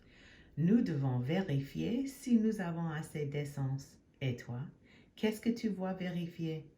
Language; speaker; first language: French; non-native, fluent; English